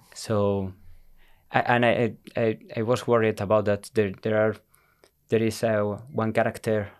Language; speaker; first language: English; non-native, fluent; Spanish